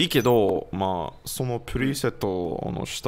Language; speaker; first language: Japanese; non-native, learner; English